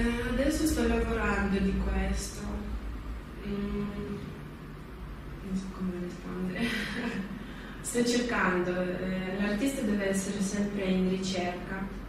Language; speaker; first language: Italian; non-native, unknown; Russian